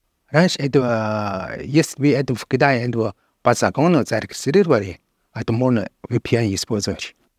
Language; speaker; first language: Russian; non-native, learner; Chinese